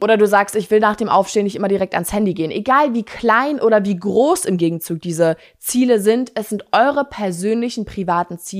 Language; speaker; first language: German; native; German